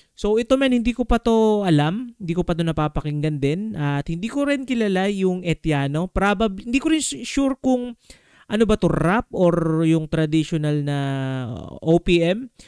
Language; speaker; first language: Filipino; native; Filipino